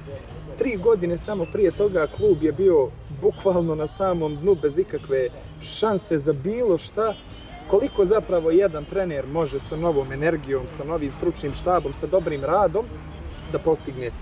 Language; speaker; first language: Serbian; native; Serbian